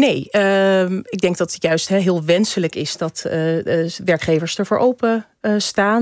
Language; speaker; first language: Dutch; native; Dutch